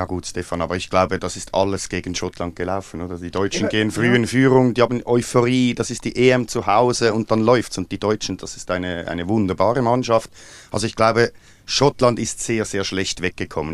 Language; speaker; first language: German; native; German